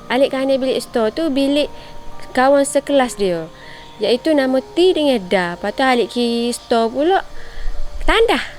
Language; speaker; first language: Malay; native; Malay